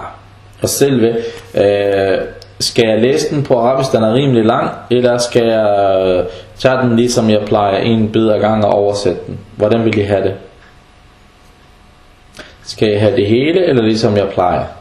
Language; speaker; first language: Danish; non-native, fluent; Arabic